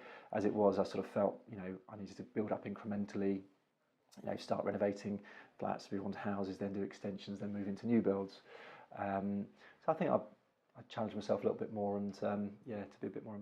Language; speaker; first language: English; native; English